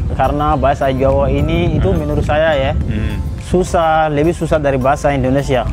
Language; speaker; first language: Indonesian; non-native, fluent; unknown